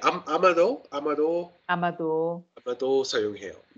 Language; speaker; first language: Korean; non-native, learner; English